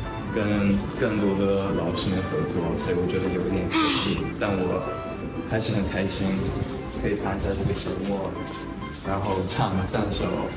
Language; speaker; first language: Chinese; non-native, fluent; Japanese